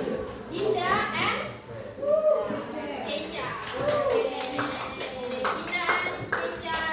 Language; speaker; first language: English; non-native, learner; Indonesian